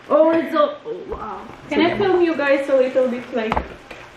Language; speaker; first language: English; non-native, fluent; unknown